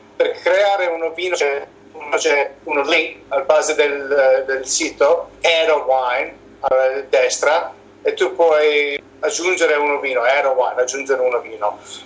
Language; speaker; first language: Italian; non-native, learner; English